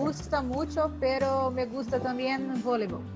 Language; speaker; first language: Spanish; non-native, learner; Portuguese